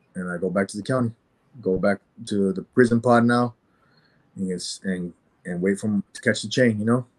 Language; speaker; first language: English; native; English